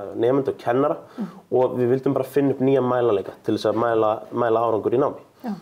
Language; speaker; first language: Icelandic; early bilingual, heritage; Icelandic